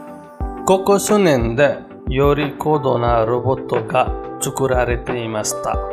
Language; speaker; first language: Japanese; non-native, learner; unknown